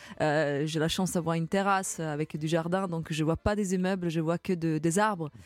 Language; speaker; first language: French; non-native, fluent; Italian